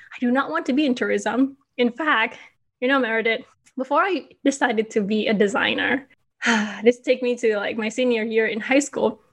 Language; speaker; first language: English; non-native, fluent; Indonesian